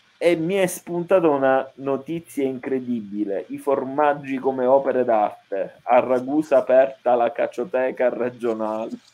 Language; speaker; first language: Italian; native; Italian